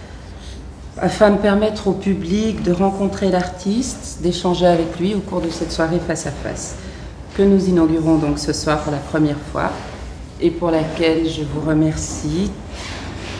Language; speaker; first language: French; native; French